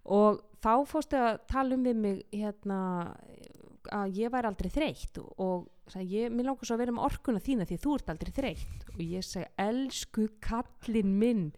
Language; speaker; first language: Icelandic; native; Icelandic